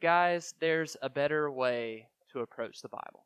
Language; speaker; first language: English; native; English